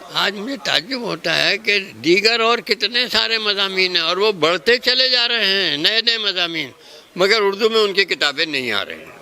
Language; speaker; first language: Urdu; native; Urdu